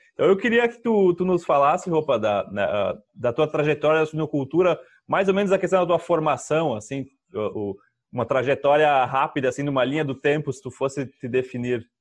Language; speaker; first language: Portuguese; native; Portuguese